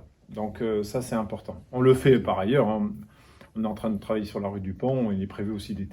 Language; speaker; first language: French; native; French